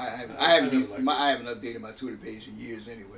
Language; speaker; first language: English; native; English